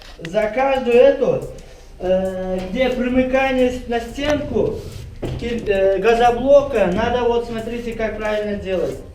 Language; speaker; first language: Russian; non-native, local second language; Tajik